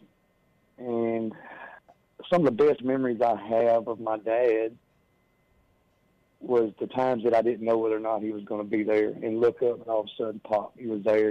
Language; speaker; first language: English; native; English